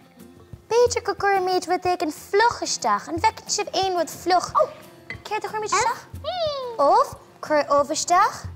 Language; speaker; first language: Irish; native; Irish